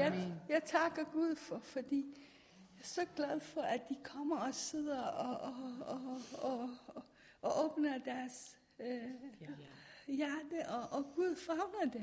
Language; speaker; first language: Danish; non-native, fluent; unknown